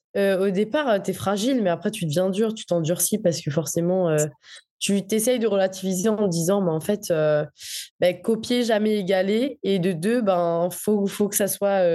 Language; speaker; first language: French; non-native, local second language; Morisyen